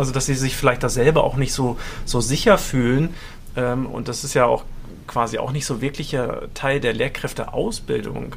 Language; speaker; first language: German; native; German